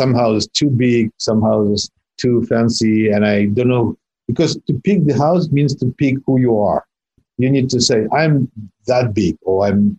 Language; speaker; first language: English; non-native, fluent; Russian